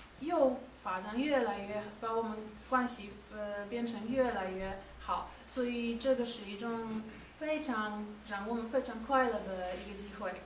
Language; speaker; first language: Chinese; non-native, fluent; Polish